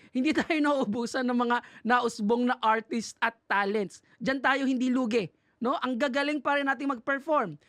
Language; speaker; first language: Filipino; native; Filipino